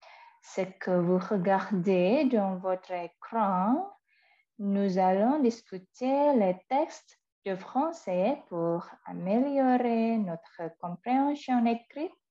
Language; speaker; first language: French; non-native, fluent; Indonesian